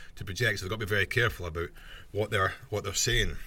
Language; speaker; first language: English; native; English